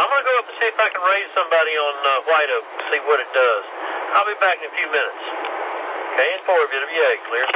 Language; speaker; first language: English; native; English